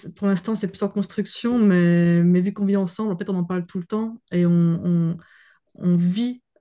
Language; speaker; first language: French; native; French